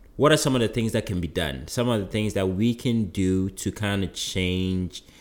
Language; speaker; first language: English; non-native, local second language; Akan